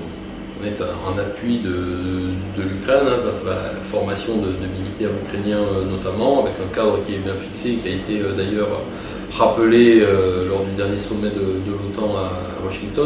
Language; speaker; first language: French; native; French